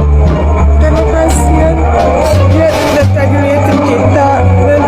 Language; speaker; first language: Indonesian; non-native, fluent; Bosnian